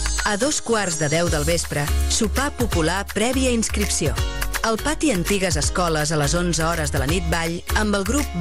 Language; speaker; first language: Catalan; native; Catalan